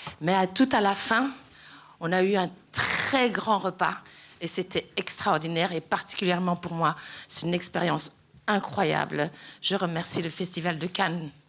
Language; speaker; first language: French; non-native, local second language; Rundi